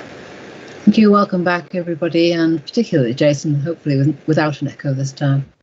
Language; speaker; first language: English; native; English